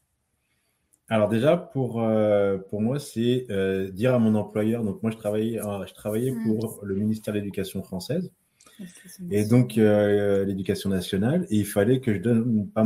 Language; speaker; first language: French; native; French